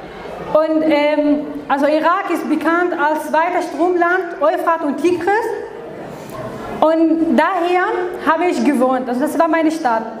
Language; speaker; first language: German; non-native, learner; Kurdish